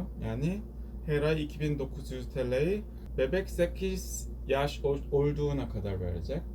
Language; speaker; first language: Turkish; non-native, learner; Korean